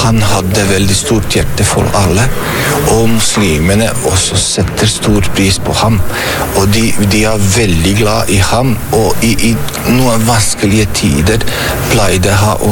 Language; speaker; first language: Norwegian; non-native, fluent; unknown